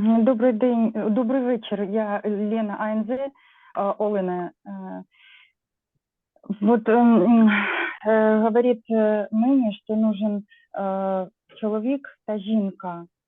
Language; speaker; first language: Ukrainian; non-native, local second language; Russian